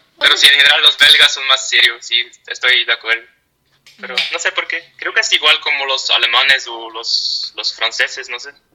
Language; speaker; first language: Spanish; non-native, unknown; Dutch